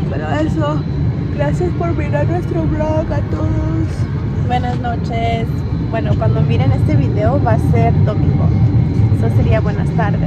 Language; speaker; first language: Spanish; early bilingual, heritage; Spanish